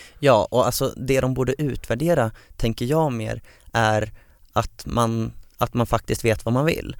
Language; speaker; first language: Swedish; native; Swedish